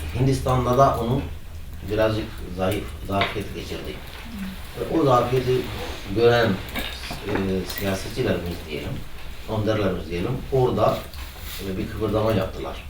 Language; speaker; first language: Turkish; non-native, fluent; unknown